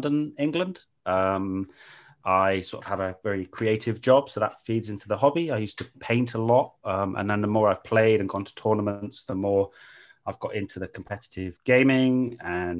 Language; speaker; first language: English; native; English